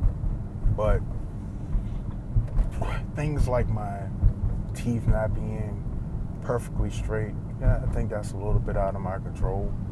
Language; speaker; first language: English; native; English